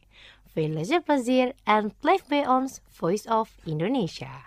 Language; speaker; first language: Dutch; non-native, fluent; Indonesian